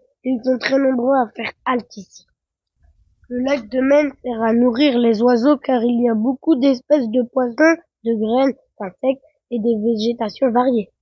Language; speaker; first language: French; native; French